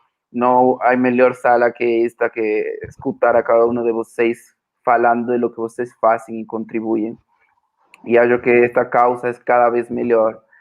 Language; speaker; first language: Portuguese; non-native, fluent; Spanish